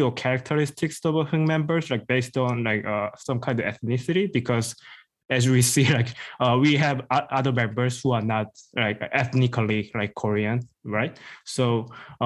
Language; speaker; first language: English; non-native, fluent; Korean